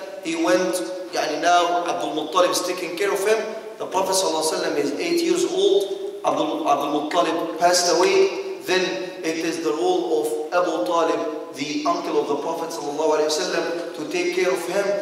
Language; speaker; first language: English; non-native, fluent; Arabic